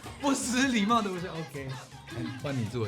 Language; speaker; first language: Chinese; native; Chinese